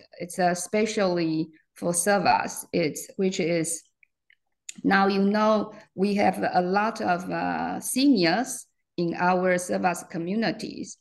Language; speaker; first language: English; non-native, fluent; Chinese